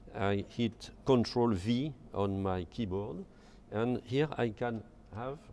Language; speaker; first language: English; non-native, fluent; French